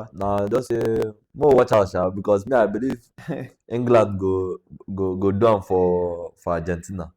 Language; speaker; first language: Nigerian Pidgin; native; Nigerian Pidgin